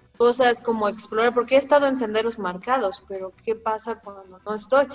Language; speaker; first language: Spanish; native; Spanish